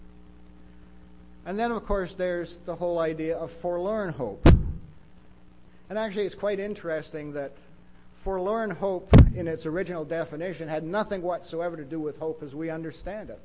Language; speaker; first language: English; native; English